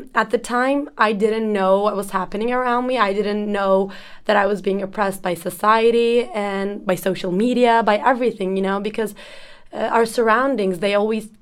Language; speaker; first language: English; non-native, fluent; Turkish